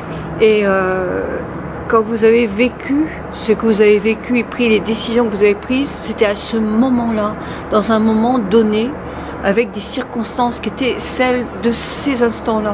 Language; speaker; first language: French; native; French